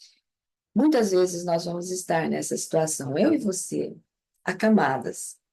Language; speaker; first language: Portuguese; native; Portuguese